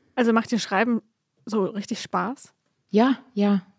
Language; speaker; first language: German; non-native, fluent; Slovenian